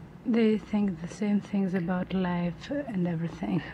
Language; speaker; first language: English; non-native, fluent; Portuguese